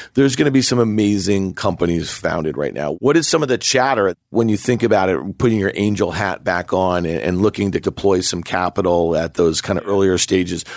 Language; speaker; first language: English; native; English